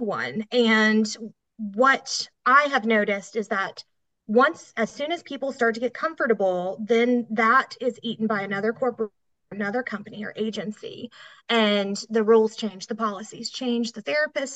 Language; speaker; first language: English; native; English